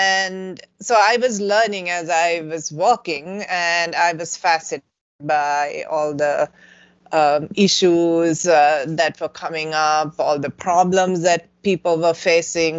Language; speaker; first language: English; non-native, local second language; Sinhala